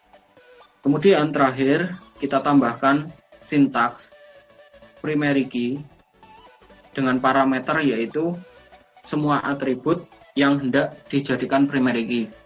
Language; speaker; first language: Indonesian; native; Indonesian